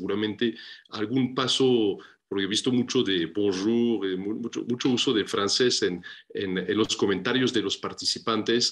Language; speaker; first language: Spanish; non-native, fluent; French